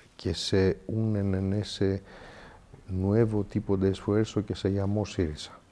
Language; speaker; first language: Spanish; non-native, fluent; Greek